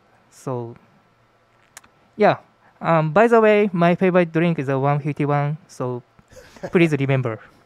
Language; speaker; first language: English; non-native, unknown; Japanese